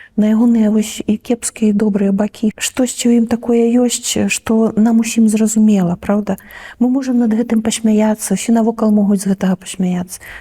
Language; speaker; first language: Belarusian; native; Belarusian